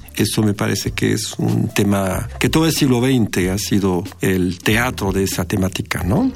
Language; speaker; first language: Spanish; non-native, fluent; French